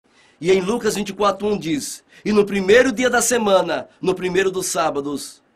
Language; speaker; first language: Portuguese; native; Portuguese